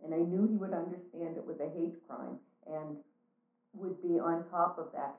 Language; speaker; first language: English; native; English